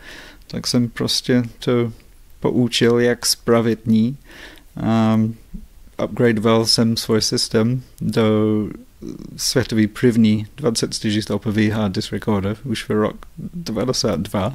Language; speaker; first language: Czech; non-native, fluent; English